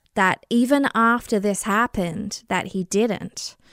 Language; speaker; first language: English; native; English